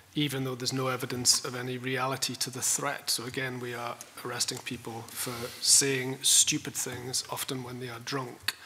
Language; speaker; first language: English; native; English